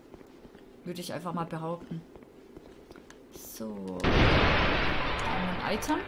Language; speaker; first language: German; native; German